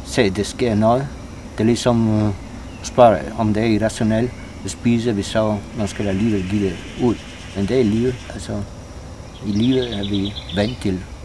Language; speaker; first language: Danish; non-native, fluent; Italian